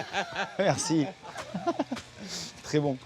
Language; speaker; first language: French; native; French